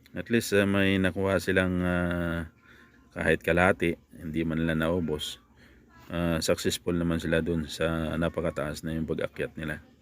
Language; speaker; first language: Filipino; non-native, local second language; Cebuano